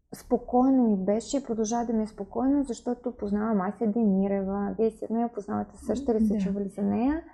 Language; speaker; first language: Bulgarian; non-native, fluent; Ukrainian